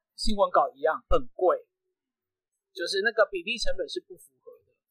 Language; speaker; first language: Chinese; native; Chinese